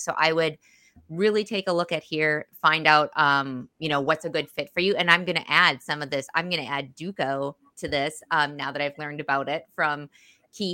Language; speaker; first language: English; native; English